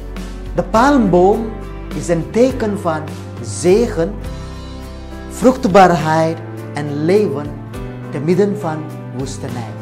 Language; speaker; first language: Dutch; non-native, fluent; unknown